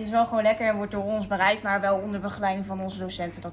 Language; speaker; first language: Dutch; native; Dutch